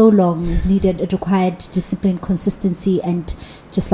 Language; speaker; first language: English; non-native, local second language; Zulu